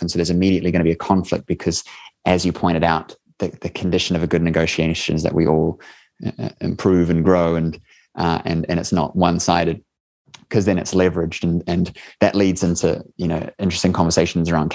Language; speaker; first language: English; native; English